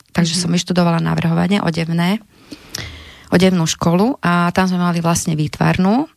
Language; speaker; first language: Slovak; native; Slovak